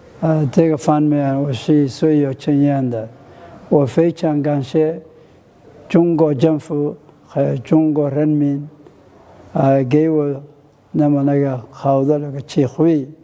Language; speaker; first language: Chinese; non-native, fluent; Somali